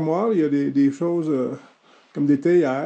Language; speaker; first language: French; native; French